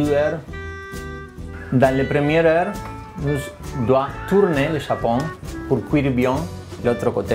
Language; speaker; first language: French; non-native, fluent; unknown